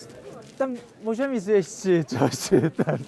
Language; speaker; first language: Polish; non-native, learner; Korean